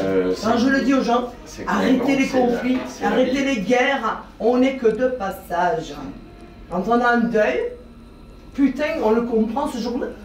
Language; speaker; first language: French; native; French